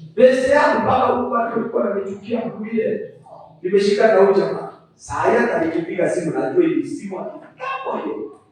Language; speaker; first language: Swahili; non-native, local second language; Kikuyu